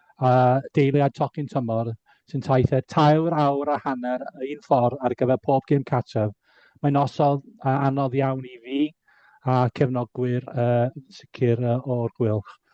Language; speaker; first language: Welsh; non-native, fluent; English